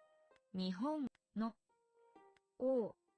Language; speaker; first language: Japanese; non-native, learner; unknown